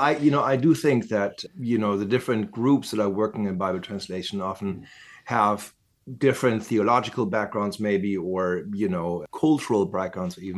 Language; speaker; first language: English; non-native, fluent; German